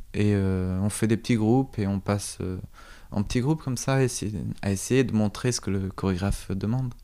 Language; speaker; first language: French; native; French